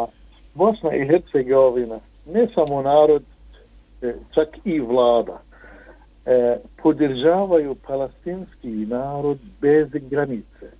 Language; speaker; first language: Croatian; non-native, fluent; Arabic